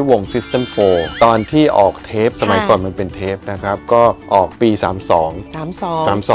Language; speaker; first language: Thai; early bilingual, heritage; Thai